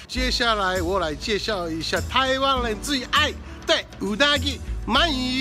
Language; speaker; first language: Chinese; non-native, fluent; Japanese